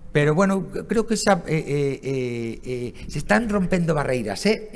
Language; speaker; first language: Spanish; non-native, local second language; Galician